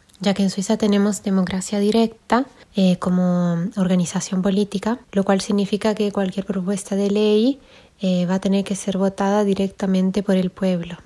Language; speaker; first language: Spanish; non-native, fluent; German